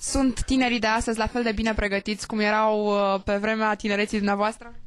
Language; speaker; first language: Romanian; native; Romanian